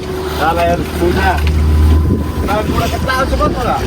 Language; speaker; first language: Arabic; native; Arabic